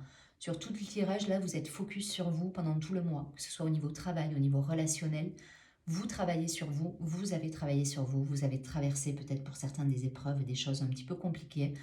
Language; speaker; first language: French; native; French